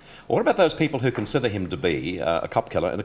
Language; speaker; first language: English; native; English